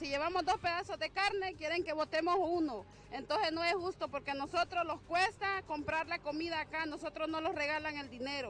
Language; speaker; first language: Spanish; native; Spanish